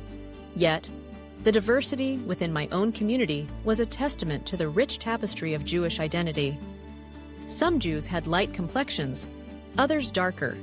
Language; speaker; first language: English; early bilingual, other home language; Russian